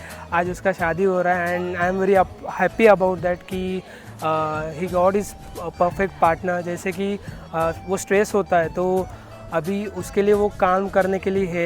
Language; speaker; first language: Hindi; non-native, local second language; Marathi